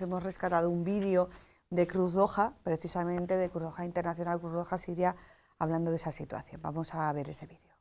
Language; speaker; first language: Spanish; native; Spanish